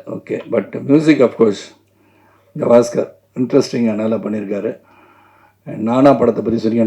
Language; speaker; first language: Tamil; native; Tamil